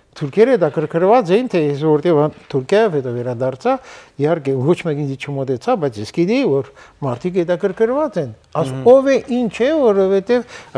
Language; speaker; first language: Armenian; early bilingual, heritage; Armenian